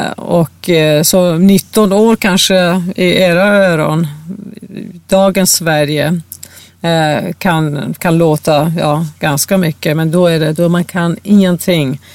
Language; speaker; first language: Swedish; non-native, fluent; Persian